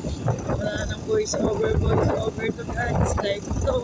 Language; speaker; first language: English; non-native, local second language; Filipino